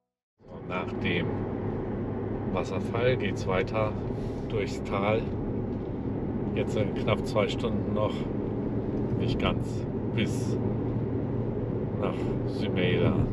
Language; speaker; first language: German; native; German